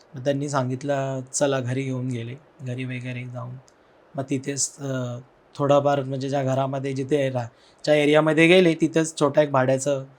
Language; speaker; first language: Marathi; non-native, local second language; Telugu